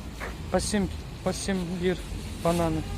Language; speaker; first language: Russian; non-native, local second language; Kyrgyz